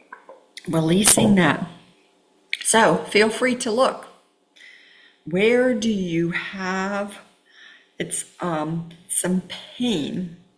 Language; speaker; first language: English; native; English